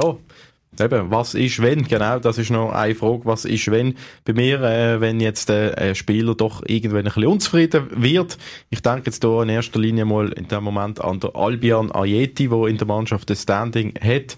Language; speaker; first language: German; native; German